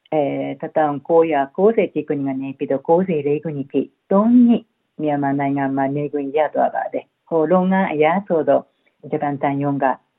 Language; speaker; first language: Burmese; non-native, fluent; Japanese